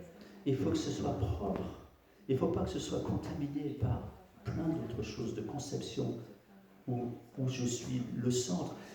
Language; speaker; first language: French; native; French